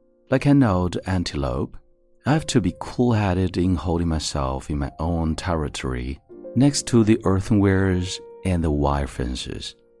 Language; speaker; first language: English; non-native, fluent; Chinese